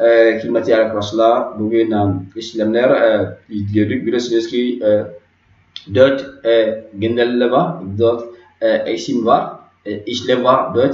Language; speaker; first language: Turkish; non-native, learner; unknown